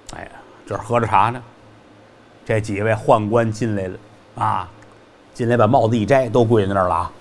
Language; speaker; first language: Chinese; native; Chinese